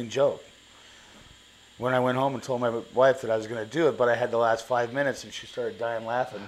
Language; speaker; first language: English; native; English